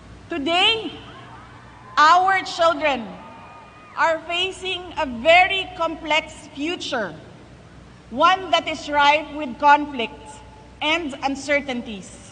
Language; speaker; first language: English; non-native, local second language; Cebuano